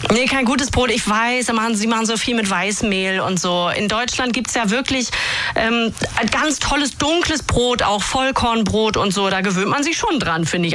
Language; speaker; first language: German; native; German